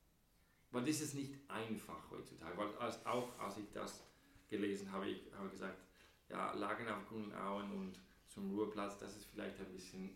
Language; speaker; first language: German; non-native, fluent; English